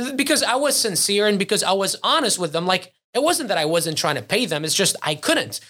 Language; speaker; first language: English; early bilingual, other home language; Arabic